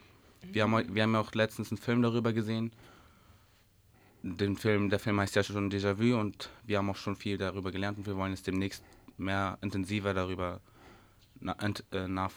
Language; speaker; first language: German; native; German